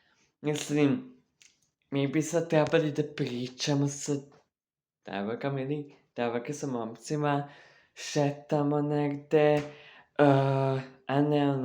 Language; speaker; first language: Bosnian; early bilingual, heritage; Serbian